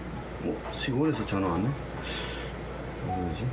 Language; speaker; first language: Korean; non-native, fluent; Hindi